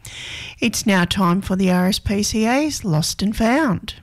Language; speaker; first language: English; native; English